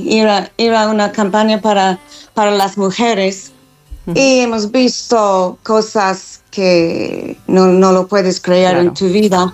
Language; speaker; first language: Spanish; non-native, learner; English